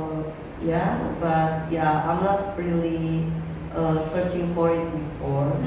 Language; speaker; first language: English; non-native, learner; Indonesian